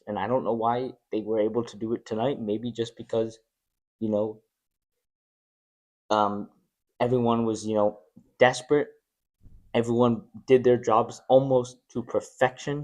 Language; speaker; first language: English; native; English